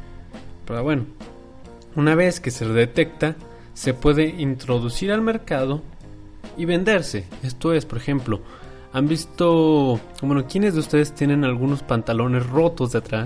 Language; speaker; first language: Spanish; native; Spanish